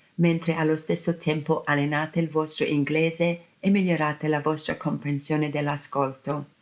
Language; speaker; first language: Italian; non-native, fluent; English